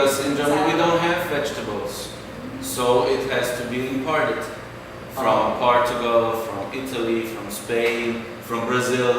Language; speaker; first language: English; non-native, fluent; German